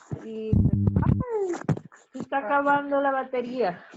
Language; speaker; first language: Portuguese; non-native, learner; Spanish